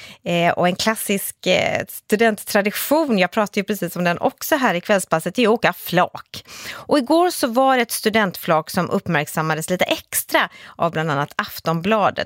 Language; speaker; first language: Swedish; native; Swedish